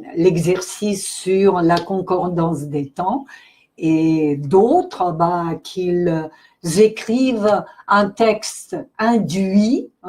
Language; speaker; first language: French; non-native, fluent; Russian